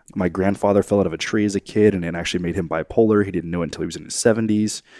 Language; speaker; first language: English; native; English